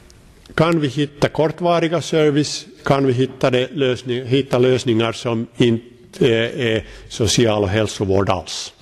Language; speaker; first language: Swedish; non-native, local second language; Finnish